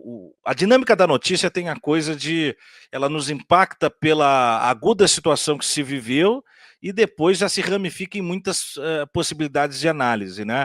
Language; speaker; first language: Portuguese; native; Portuguese